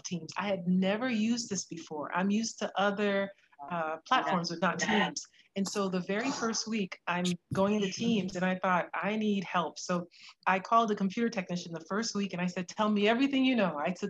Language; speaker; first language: English; native; English